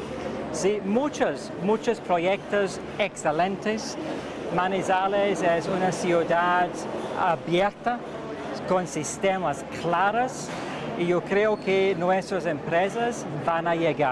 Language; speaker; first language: Spanish; non-native, fluent; English